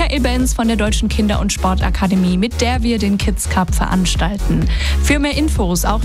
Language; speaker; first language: German; native; German